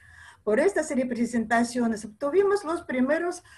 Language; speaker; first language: Spanish; non-native, fluent; Russian